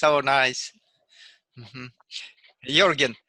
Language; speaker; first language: English; non-native, learner; Russian